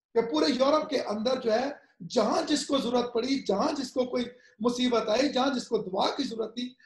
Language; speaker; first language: Urdu; native; Urdu